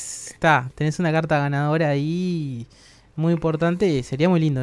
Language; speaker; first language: Spanish; native; Spanish